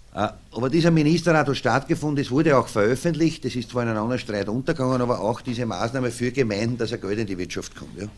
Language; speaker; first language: German; native; German